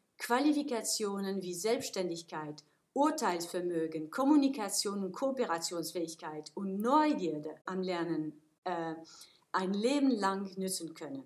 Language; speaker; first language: German; non-native, fluent; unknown